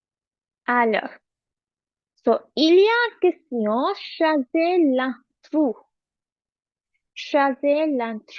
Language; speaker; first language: French; non-native, fluent; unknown